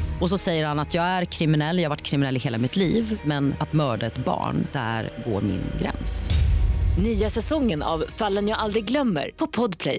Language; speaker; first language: Swedish; non-native, fluent; Portuguese